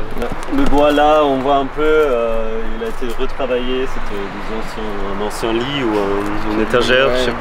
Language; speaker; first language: French; non-native, fluent; German